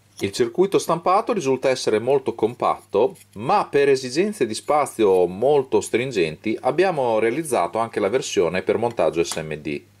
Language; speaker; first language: Italian; native; Italian